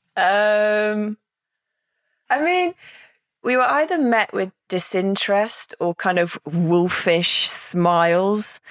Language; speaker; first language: English; native; English